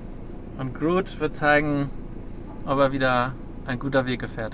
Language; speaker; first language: German; native; German